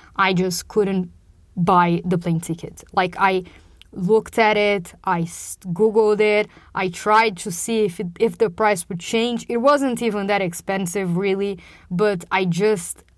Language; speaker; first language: English; non-native, fluent; Portuguese